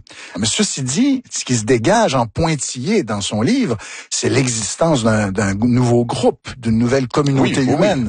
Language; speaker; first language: French; native; French